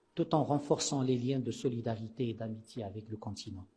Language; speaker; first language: French; non-native, local second language; Arabic